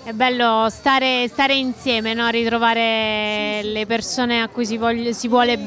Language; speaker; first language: Italian; native; Italian